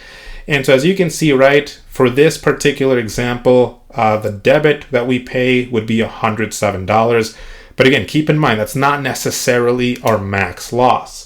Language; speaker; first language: English; native; English